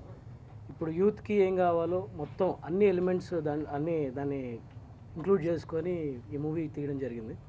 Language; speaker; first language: Telugu; native; Telugu